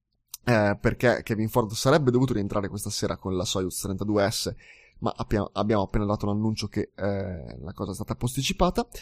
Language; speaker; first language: Italian; native; Italian